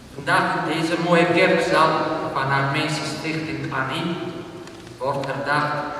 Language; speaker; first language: Dutch; non-native, fluent; Armenian